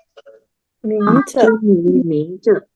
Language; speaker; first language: Chinese; non-native, learner; Indonesian